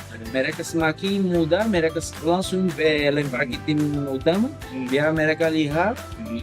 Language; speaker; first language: Indonesian; non-native, fluent; Portuguese